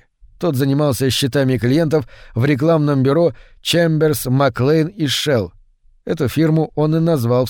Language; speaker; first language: Russian; native; Russian